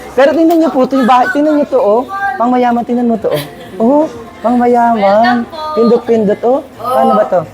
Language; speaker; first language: Filipino; native; Filipino